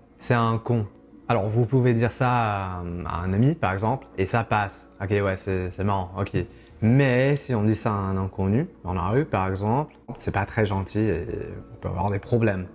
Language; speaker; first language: French; non-native, fluent; English